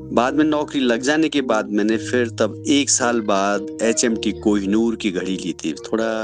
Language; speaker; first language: Hindi; native; Hindi